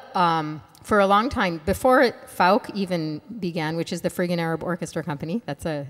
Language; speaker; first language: English; non-native, fluent; Arabic